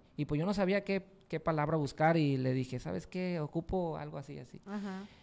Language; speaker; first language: Spanish; native; Spanish